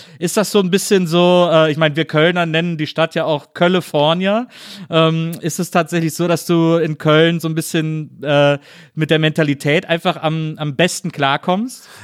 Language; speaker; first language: German; native; German